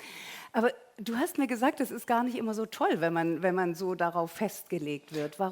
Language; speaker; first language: German; native; German